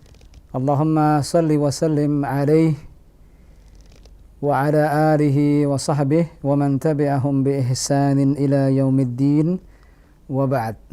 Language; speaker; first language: Arabic; non-native, fluent; Indonesian